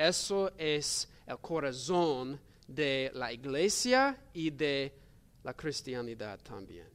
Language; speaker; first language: Spanish; non-native, learner; English